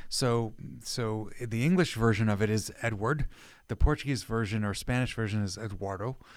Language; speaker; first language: English; native; English